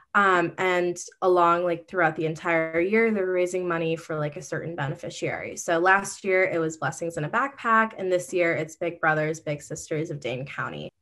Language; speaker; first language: English; native; English